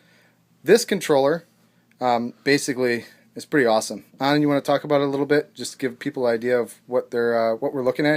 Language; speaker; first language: English; native; English